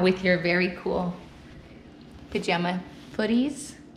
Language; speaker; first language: English; native; English